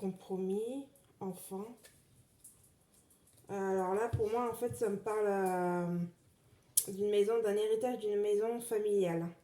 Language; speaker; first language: French; native; French